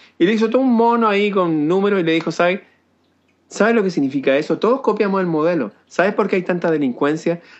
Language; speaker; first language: Spanish; native; Spanish